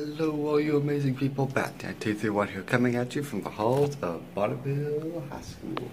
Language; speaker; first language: English; native; English